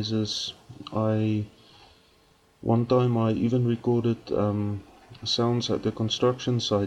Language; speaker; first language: English; non-native, local second language; Afrikaans